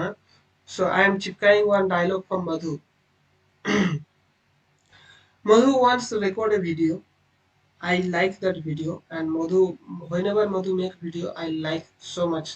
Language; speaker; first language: English; non-native, local second language; Bangla